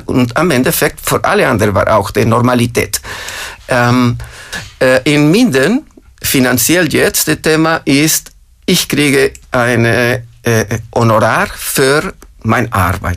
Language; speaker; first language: German; non-native, fluent; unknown